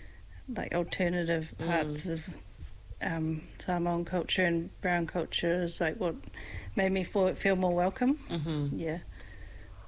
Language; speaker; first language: English; native; English